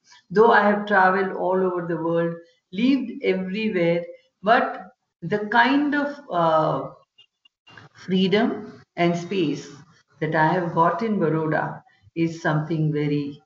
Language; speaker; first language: English; non-native, local second language; Gujarati